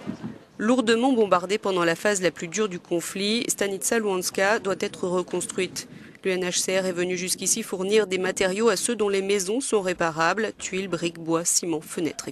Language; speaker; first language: French; native; French